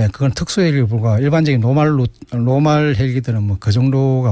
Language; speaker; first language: Korean; native; Korean